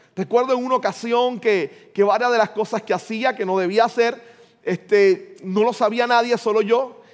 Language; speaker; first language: Spanish; native; Spanish